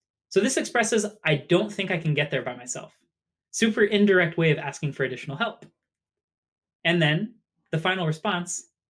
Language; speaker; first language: English; native; English